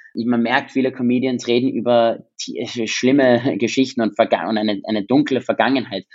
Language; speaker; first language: German; non-native, local second language; English